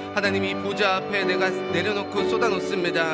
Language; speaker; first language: Korean; native; Korean